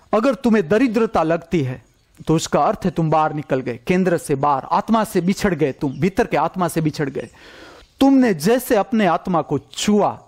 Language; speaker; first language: Hindi; non-native, local second language; Gujarati